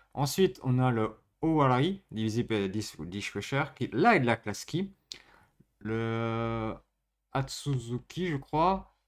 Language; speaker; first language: French; native; French